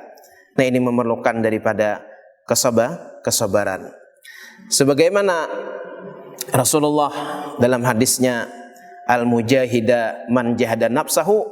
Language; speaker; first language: Indonesian; non-native, local second language; Banjar